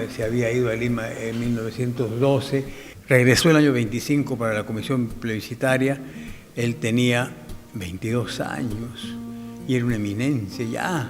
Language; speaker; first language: Spanish; native; Spanish